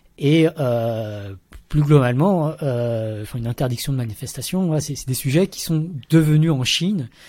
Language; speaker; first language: French; early bilingual, other home language; Vietnamese